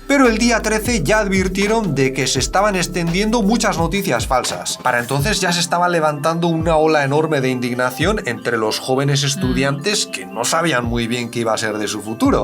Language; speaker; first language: Spanish; native; Spanish